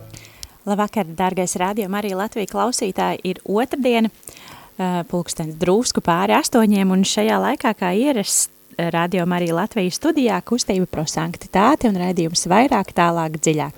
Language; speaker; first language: Latvian; native; Latvian